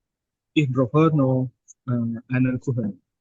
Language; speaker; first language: German; non-native, learner; Indonesian